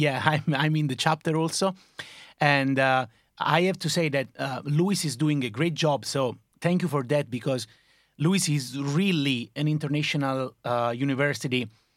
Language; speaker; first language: English; non-native, fluent; Italian